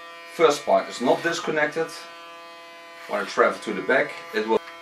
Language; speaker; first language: English; non-native, fluent; Dutch